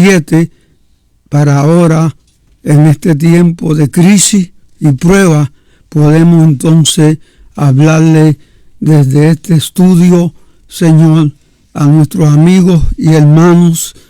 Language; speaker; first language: Spanish; native; Spanish